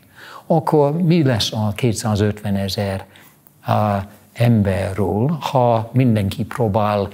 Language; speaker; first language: Hungarian; non-native, fluent; English